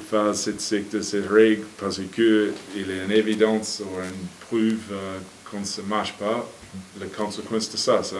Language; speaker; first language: French; non-native, fluent; English